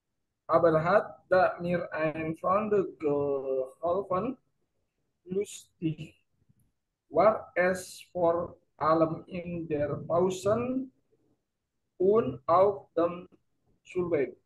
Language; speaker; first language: German; non-native, learner; Indonesian